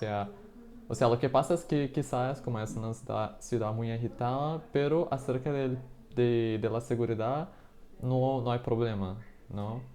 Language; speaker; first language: Spanish; non-native, fluent; Portuguese